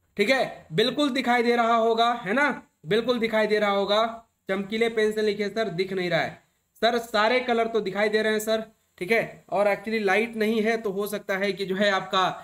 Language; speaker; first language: Hindi; native; Hindi